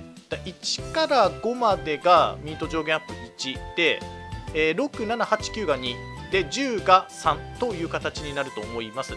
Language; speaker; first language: Japanese; native; Japanese